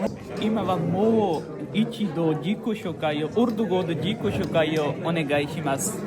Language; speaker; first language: Japanese; non-native, learner; Urdu